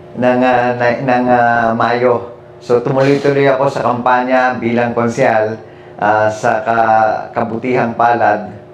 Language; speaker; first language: Filipino; native; Filipino